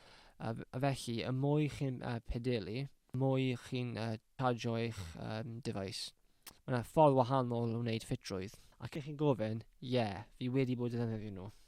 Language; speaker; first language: Welsh; non-native, local second language; English